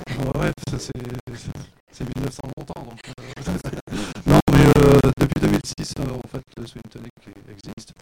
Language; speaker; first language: French; native; French